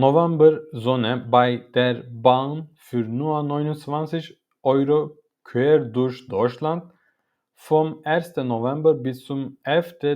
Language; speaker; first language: German; non-native, learner; Turkish